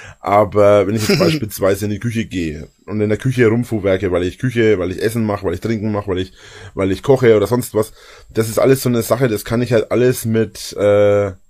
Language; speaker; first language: German; native; German